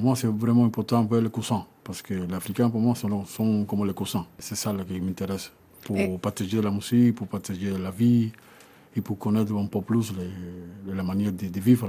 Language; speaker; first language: French; non-native, learner; Spanish